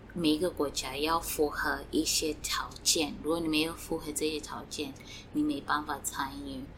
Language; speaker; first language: Chinese; non-native, fluent; Swati